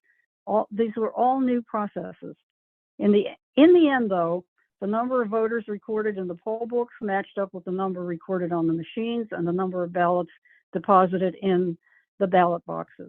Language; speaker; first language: English; native; English